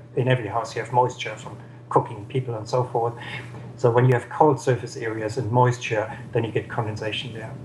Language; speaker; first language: English; non-native, fluent; German